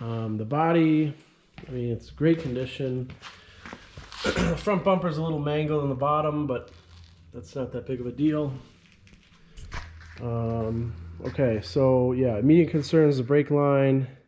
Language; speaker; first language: English; native; English